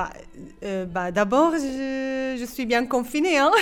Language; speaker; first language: French; non-native, fluent; Arabic